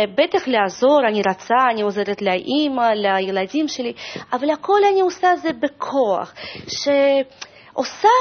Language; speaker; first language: Hebrew; non-native, learner; Russian